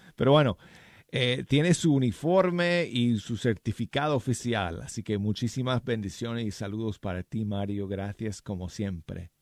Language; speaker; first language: Spanish; non-native, fluent; English